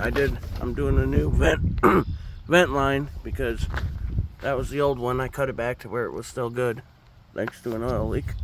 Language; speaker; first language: English; native; English